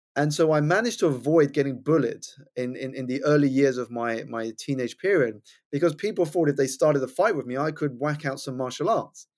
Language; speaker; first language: English; native; English